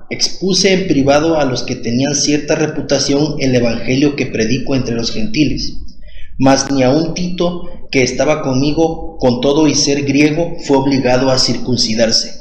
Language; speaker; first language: Spanish; native; Spanish